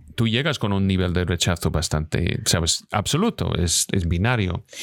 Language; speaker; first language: Spanish; non-native, fluent; English